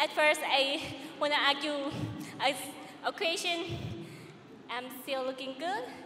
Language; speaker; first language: English; non-native, learner; Thai